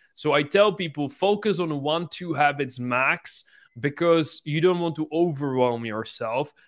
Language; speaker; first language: English; non-native, fluent; Czech